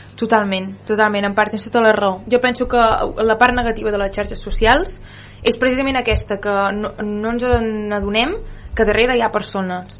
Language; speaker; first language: Catalan; native; Catalan